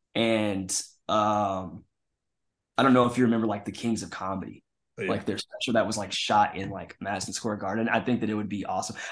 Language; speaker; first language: English; native; English